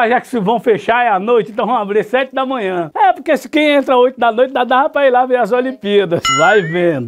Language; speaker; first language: Portuguese; native; Portuguese